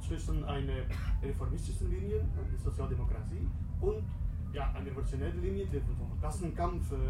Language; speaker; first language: German; non-native, learner; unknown